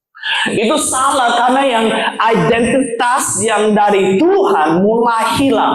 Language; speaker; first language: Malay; non-native, learner; English